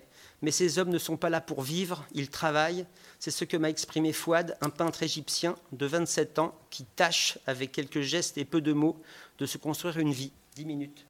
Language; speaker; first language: French; native; French